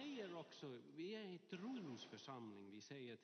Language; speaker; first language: Swedish; non-native, fluent; Finnish